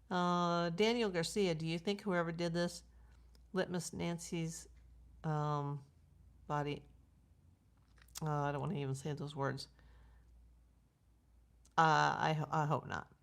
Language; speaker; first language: English; native; English